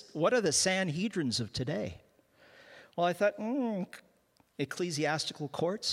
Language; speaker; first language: English; native; English